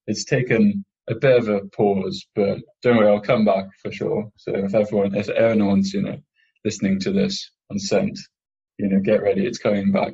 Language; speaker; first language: English; native; English